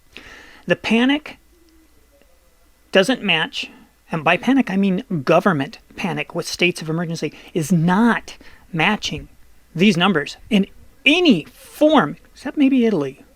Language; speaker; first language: English; native; English